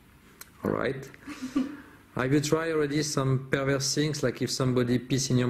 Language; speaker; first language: English; non-native, fluent; French